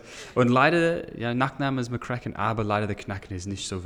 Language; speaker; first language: German; non-native, learner; English